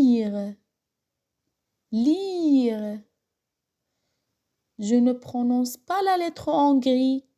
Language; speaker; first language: French; non-native, local second language; Arabic